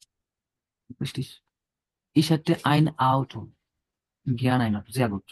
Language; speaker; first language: German; non-native, learner; Bangla